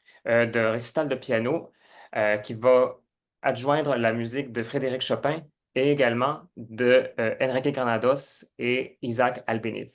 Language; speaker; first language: French; native; French